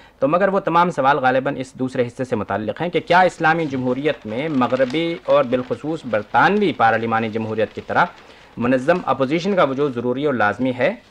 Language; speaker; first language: Urdu; native; Urdu